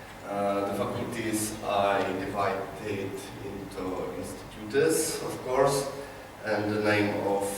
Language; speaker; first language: English; non-native, learner; Czech